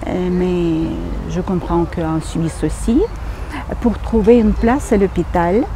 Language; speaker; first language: French; non-native, fluent; Ukrainian